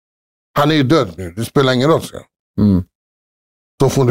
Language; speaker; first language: Swedish; early bilingual, other home language; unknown